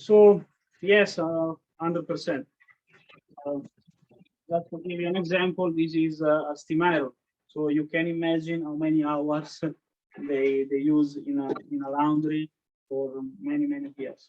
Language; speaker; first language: English; non-native, learner; Italian